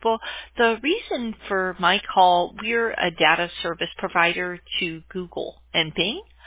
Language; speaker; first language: English; native; English